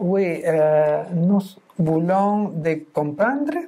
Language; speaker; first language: French; non-native, fluent; Spanish